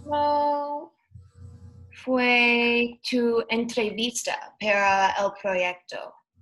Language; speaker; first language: Spanish; non-native, learner; English